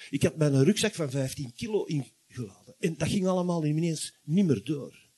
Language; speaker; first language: Dutch; native; Dutch